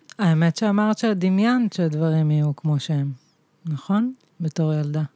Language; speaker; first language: Hebrew; native; Hebrew